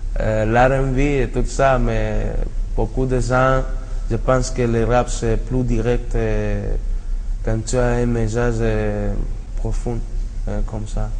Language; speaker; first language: French; non-native, learner; Spanish